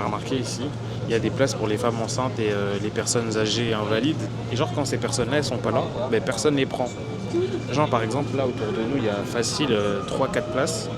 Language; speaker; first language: French; native; French